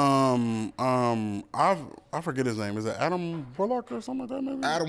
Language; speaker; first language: English; native; English